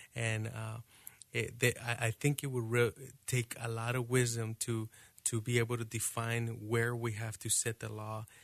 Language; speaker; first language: English; non-native, fluent; Spanish